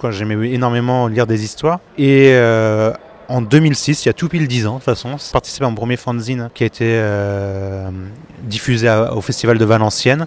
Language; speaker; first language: French; native; French